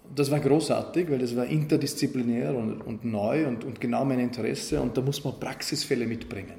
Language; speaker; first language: German; native; German